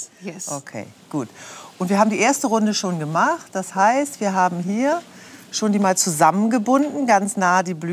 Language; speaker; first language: German; native; German